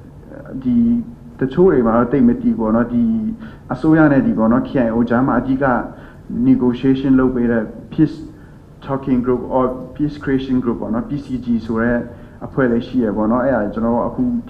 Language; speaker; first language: Burmese; non-native, local second language; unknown